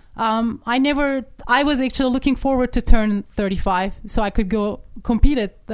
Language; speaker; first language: English; non-native, fluent; Turkish